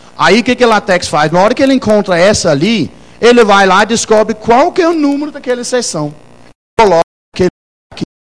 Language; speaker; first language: Portuguese; non-native, fluent; Danish